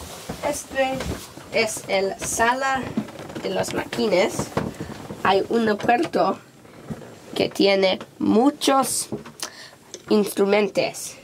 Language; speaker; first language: Spanish; non-native, learner; English